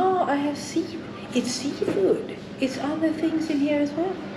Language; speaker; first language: English; non-native, fluent; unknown